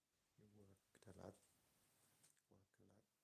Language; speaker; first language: English; non-native, learner; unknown